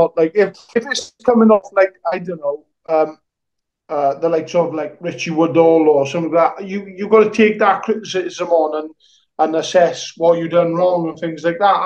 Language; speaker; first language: English; native; English